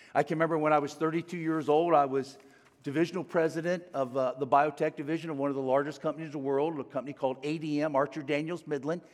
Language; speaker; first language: English; native; English